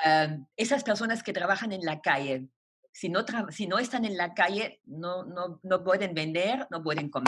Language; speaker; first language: Spanish; non-native, fluent; German